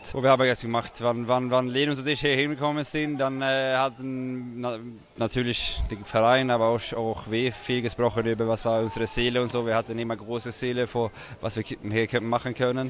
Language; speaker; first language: German; non-native, fluent; Swedish